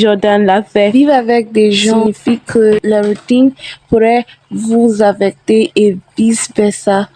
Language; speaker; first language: French; non-native, learner; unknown